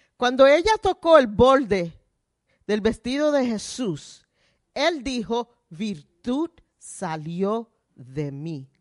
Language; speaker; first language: Spanish; early bilingual, heritage; Spanish